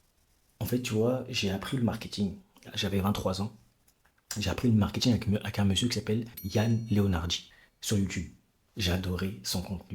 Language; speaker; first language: French; native; French